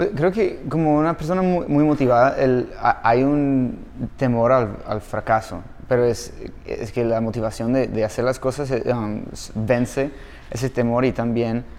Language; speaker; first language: Spanish; non-native, fluent; English